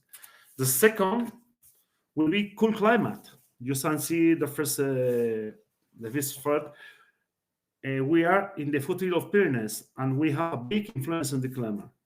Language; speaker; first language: English; non-native, learner; Spanish